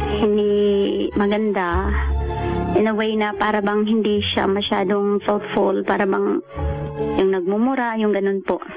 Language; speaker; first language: Filipino; non-native, local second language; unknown